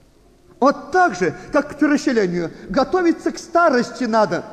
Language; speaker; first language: Russian; native; Russian